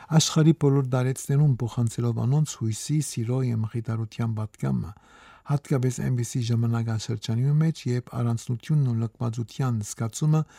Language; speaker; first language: Armenian; early bilingual, heritage; Armenian